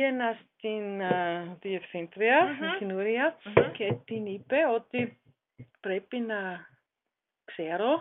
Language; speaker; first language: Greek; non-native, learner; German